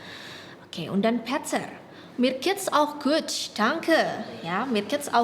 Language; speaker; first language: German; non-native, learner; Indonesian